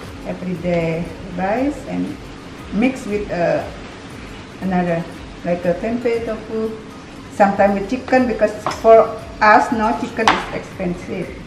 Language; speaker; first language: English; non-native, learner; Indonesian